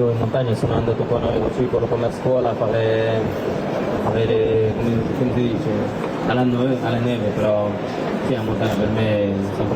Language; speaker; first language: Italian; non-native, fluent; French